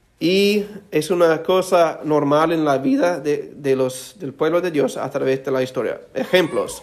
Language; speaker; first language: Spanish; non-native, fluent; English